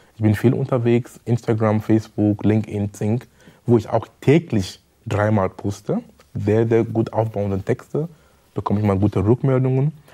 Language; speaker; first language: German; non-native, fluent; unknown